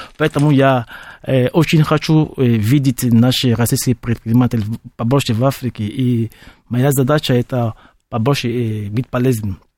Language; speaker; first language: Russian; non-native, fluent; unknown